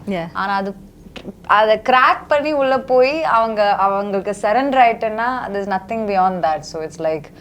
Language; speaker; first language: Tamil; non-native, fluent; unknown